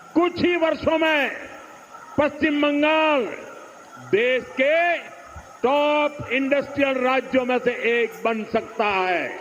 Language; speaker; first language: Hindi; non-native, local second language; Gujarati